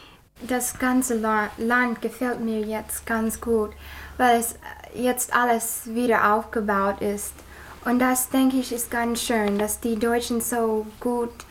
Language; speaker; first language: German; non-native, learner; English